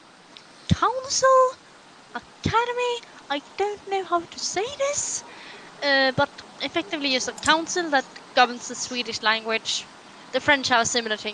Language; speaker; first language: English; non-native, fluent; Swedish